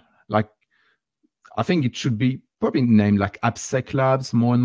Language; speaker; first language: English; non-native, fluent; French